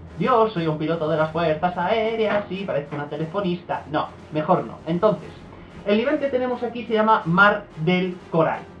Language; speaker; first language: Spanish; native; Spanish